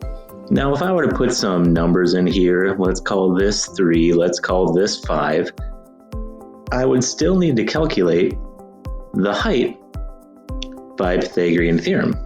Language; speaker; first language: English; native; English